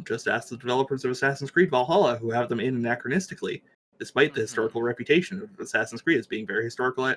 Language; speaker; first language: English; native; English